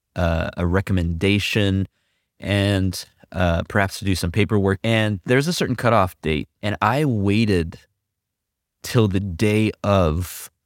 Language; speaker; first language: English; native; English